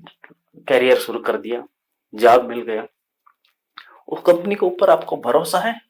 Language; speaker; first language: Hindi; non-native, local second language; Kannada